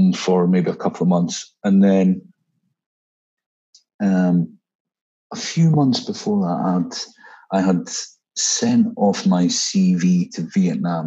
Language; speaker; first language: English; native; English